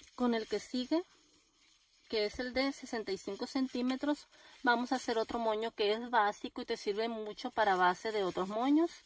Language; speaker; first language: Spanish; native; Spanish